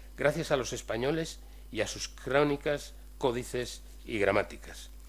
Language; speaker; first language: Spanish; native; Spanish